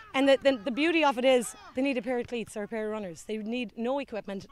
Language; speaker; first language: English; native; English